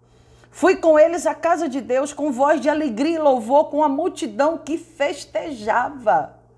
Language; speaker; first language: Portuguese; native; Portuguese